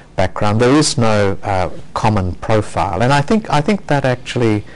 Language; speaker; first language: English; native; English